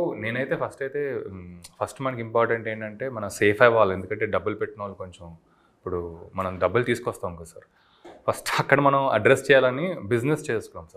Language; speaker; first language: Telugu; native; Telugu